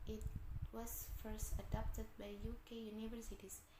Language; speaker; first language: English; non-native, learner; Indonesian